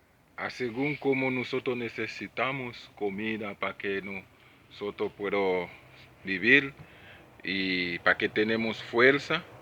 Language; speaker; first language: Spanish; non-native, learner; Haitian Creole